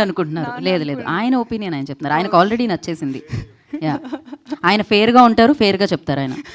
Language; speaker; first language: Telugu; native; Telugu